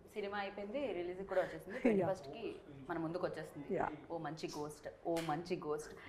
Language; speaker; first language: Telugu; native; Telugu